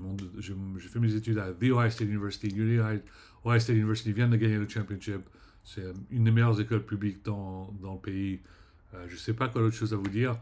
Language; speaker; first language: French; early bilingual, heritage; French